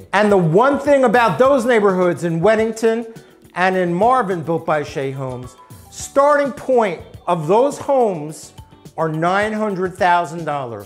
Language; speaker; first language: English; native; English